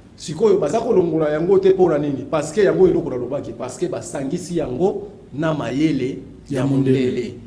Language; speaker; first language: Lingala; non-native, local second language; Kongo